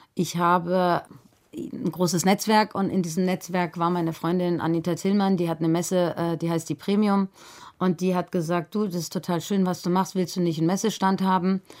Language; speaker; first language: German; early bilingual, other home language; Persian